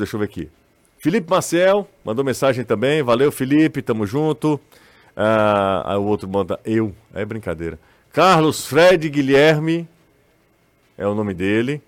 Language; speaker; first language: Portuguese; native; Portuguese